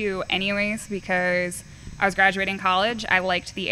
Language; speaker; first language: English; native; English